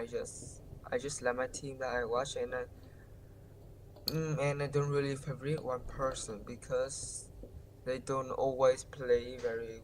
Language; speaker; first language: English; non-native, learner; Vietnamese